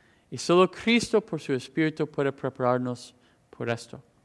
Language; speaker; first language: Spanish; non-native, fluent; English